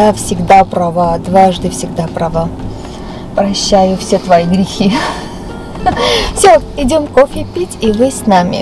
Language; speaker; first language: Russian; non-native, local second language; Armenian